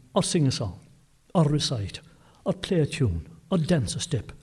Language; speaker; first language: English; native; English